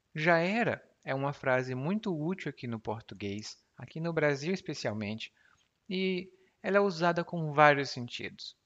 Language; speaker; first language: Portuguese; native; Portuguese